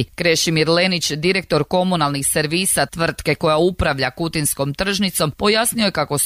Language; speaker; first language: Serbian; native; Serbian